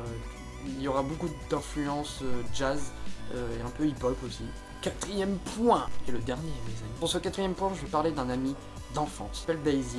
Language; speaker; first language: French; native; French